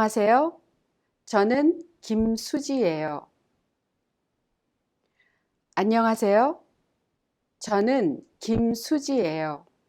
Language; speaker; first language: Korean; non-native, fluent; English